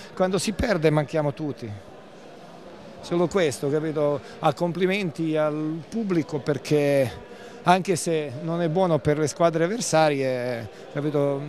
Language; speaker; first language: Italian; non-native, learner; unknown